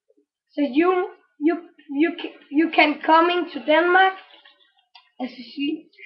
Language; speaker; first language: English; non-native, learner; Danish